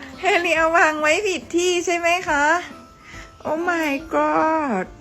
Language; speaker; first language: Thai; native; Thai